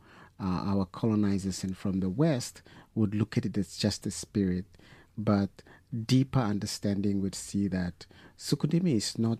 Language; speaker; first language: English; non-native, fluent; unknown